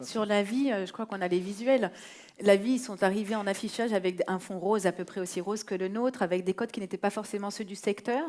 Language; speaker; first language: French; native; French